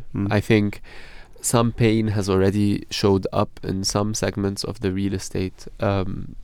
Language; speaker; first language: English; non-native, fluent; Arabic